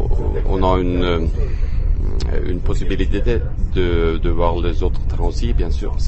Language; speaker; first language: French; non-native, fluent; Norwegian